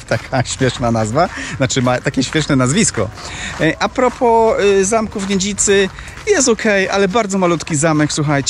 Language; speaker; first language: Polish; native; Polish